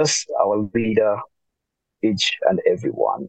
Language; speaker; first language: English; non-native, local second language; Tumbuka